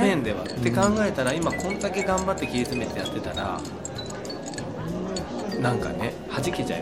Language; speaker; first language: Japanese; native; Japanese